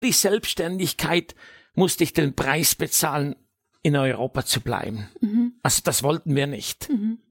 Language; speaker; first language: German; native; German